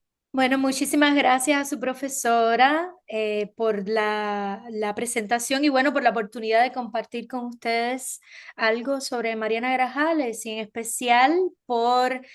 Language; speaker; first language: Spanish; native; Spanish